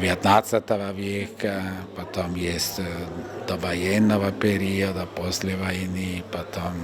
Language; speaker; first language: Russian; non-native, fluent; Italian